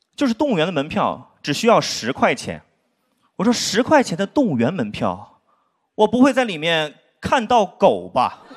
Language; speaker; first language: Chinese; native; Chinese